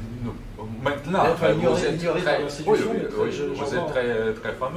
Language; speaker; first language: French; non-native, fluent; Russian